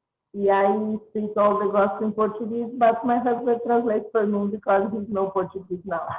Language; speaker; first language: English; non-native, learner; Portuguese